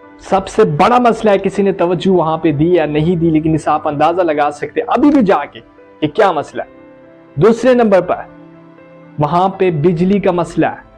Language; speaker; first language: Urdu; non-native, local second language; Khowar